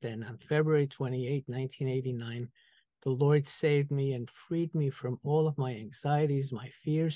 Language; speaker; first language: English; early bilingual, other home language; Spanish